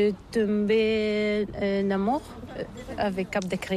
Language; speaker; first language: French; non-native, learner; Bulgarian